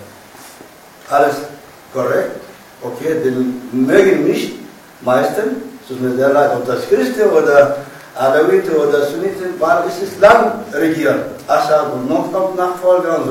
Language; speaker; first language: German; non-native, learner; Arabic